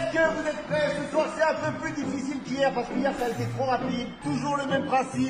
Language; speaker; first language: French; native; French